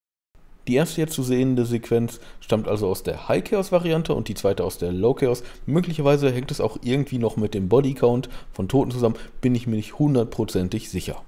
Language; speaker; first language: German; native; German